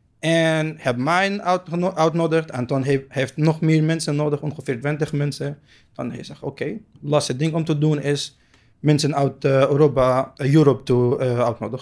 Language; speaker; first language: Dutch; non-native, learner; Arabic